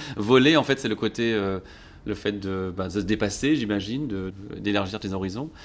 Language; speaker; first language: French; non-native, local second language; Luxembourgish